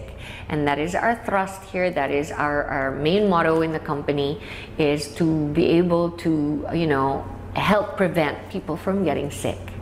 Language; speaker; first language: English; non-native, local second language; Filipino